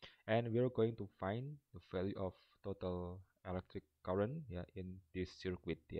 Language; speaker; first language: English; non-native, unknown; Indonesian